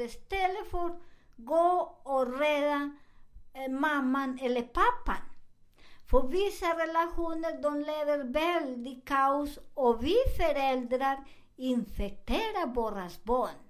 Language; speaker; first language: Swedish; non-native, learner; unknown